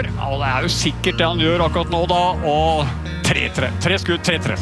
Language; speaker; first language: Norwegian; native; Norwegian